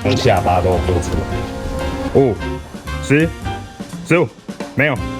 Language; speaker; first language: Chinese; native; Chinese